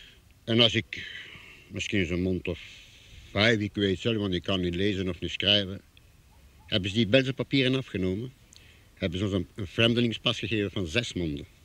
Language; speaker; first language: Dutch; non-native, local second language; Romany